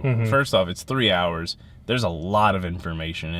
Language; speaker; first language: English; native; English